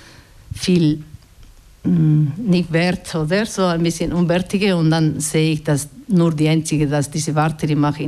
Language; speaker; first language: German; non-native, learner; Basque